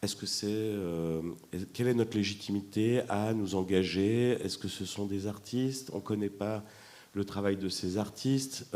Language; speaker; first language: French; native; French